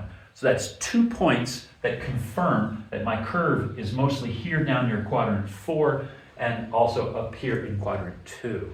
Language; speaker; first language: English; native; English